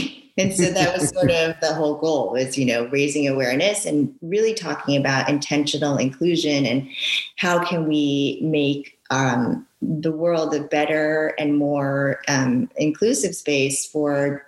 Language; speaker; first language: English; early bilingual, other home language; Japanese